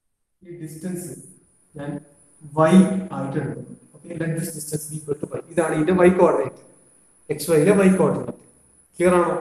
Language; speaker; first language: English; non-native, local second language; Malayalam